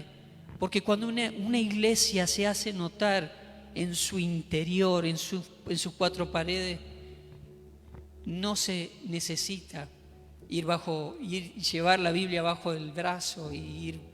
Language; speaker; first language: Spanish; native; Spanish